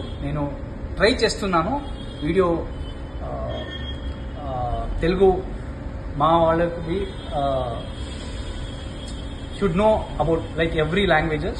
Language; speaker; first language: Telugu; non-native, learner; Hindi